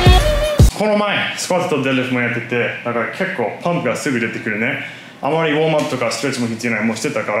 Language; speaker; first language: Japanese; non-native, fluent; English